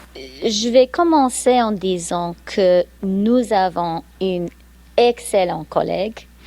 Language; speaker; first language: French; non-native, fluent; English